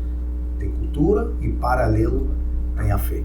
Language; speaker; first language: Portuguese; non-native, fluent; Hebrew